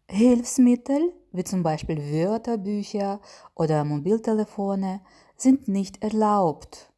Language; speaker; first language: German; non-native, learner; Ukrainian